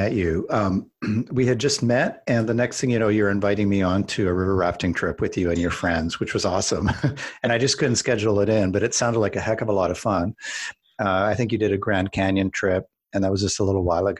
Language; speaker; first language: English; native; English